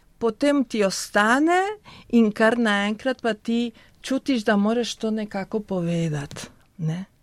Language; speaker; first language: Slovenian; early bilingual, heritage; Spanish